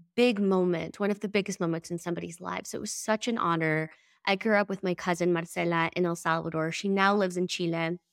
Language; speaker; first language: English; early bilingual, other home language; Spanish